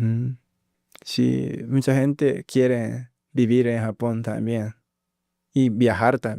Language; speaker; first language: Spanish; non-native, learner; Japanese